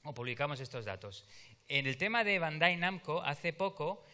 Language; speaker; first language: Spanish; native; Spanish